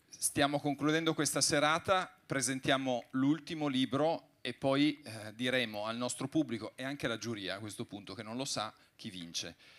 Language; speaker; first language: Italian; native; Italian